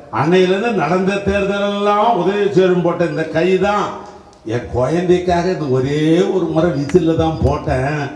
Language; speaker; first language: Tamil; native; Tamil